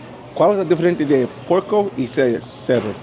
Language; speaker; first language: Spanish; non-native, learner; English